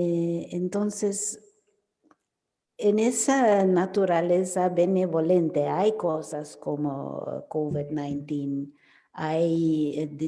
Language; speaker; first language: Spanish; non-native, fluent; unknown